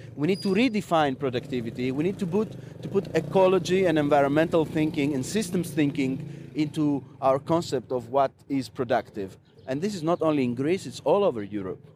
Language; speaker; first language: English; non-native, fluent; Greek